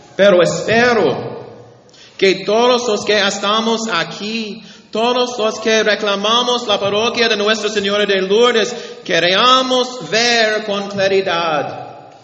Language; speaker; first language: Spanish; non-native, learner; English